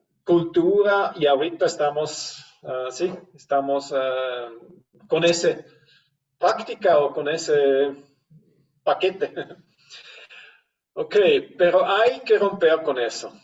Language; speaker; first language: Spanish; non-native, fluent; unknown